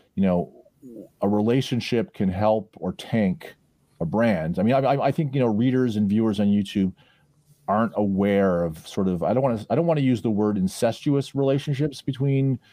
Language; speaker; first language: English; native; English